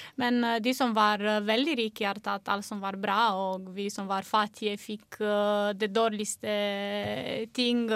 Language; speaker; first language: Norwegian; non-native, fluent; Romanian